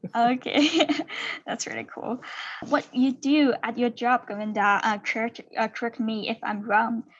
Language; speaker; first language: English; non-native, fluent; Chinese